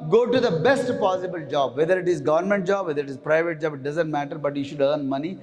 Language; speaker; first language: English; non-native, local second language; Telugu